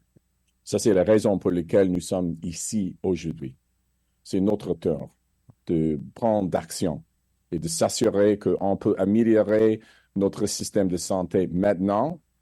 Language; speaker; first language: French; non-native, fluent; English